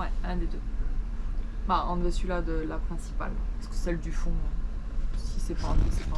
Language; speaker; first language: French; native; French